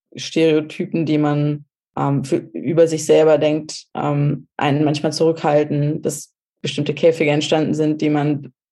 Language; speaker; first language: German; native; German